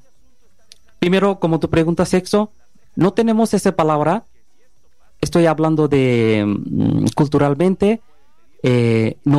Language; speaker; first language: Spanish; non-native, learner; Bangla